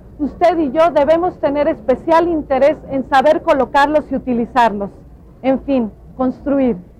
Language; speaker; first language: Spanish; native; Spanish